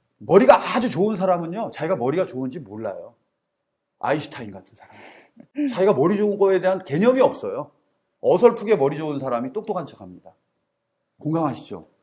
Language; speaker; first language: Korean; native; Korean